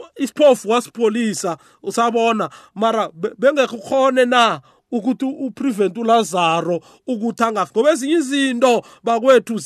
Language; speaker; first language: Zulu; non-native, local second language; South Ndebele